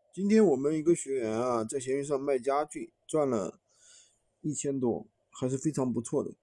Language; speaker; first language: Chinese; native; Chinese